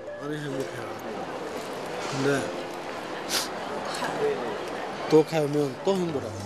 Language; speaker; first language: Korean; non-native, learner; Bangla